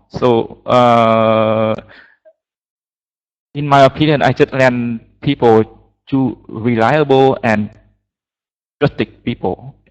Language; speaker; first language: English; non-native, learner; Vietnamese